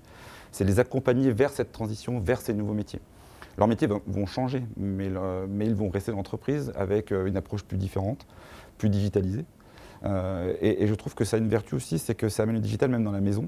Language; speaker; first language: French; native; French